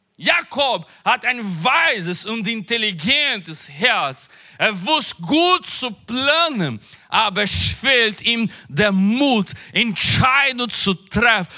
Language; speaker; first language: German; non-native, learner; Portuguese